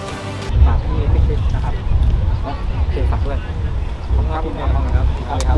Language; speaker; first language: Thai; native; Thai